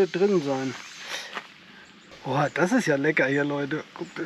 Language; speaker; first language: German; native; German